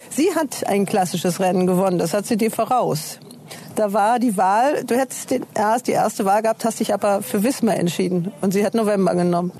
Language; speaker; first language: German; native; German